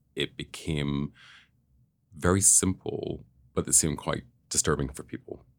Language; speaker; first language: English; native; English